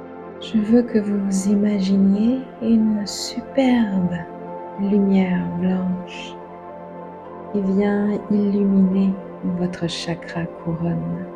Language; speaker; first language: French; native; French